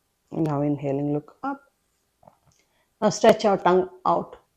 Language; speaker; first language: English; non-native, local second language; Telugu